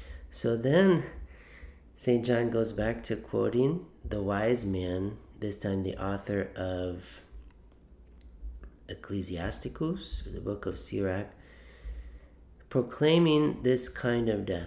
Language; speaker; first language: English; native; English